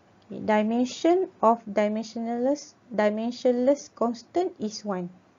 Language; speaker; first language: English; non-native, local second language; Malay